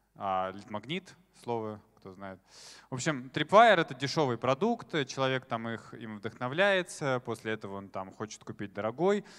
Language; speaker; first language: Russian; native; Russian